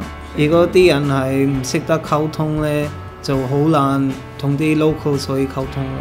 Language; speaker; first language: Cantonese; early bilingual, other home language; Urdu